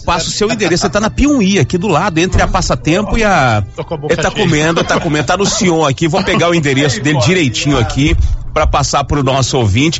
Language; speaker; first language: Portuguese; native; Portuguese